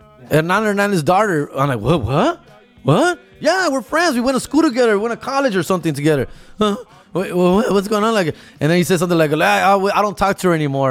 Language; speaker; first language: English; early bilingual, other home language; Spanish